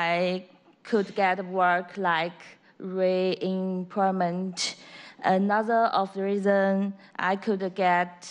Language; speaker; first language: English; non-native, learner; Chinese